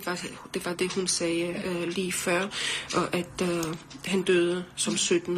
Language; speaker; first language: Danish; non-native, learner; Romanian